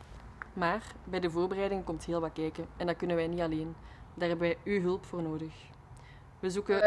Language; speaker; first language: Dutch; native; Dutch